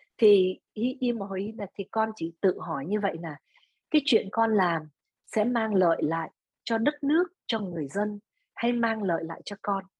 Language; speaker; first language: Vietnamese; early bilingual, other home language; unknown